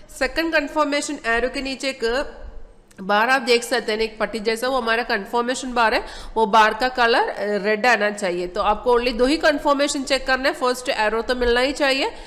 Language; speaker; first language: Hindi; non-native, local second language; Malayalam